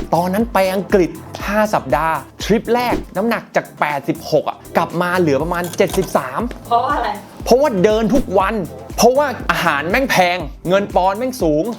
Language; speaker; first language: Thai; native; Thai